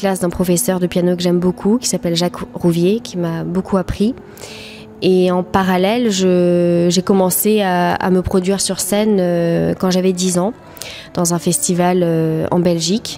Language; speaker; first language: French; native; French